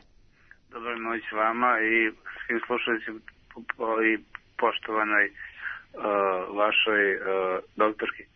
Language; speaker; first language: Serbian; native; Serbian